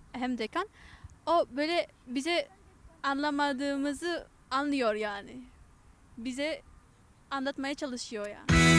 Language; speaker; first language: Turkish; non-native, fluent; Indonesian